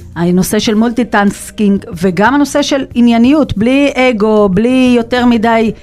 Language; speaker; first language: Hebrew; native; Hebrew